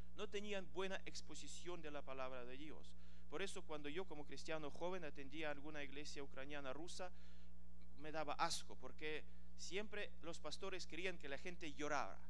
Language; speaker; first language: Spanish; non-native, fluent; Ukrainian